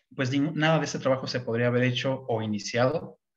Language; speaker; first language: Spanish; native; Spanish